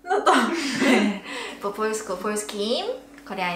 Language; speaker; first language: Polish; non-native, learner; Korean